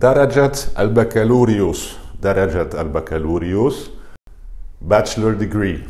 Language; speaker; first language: Arabic; non-native, fluent; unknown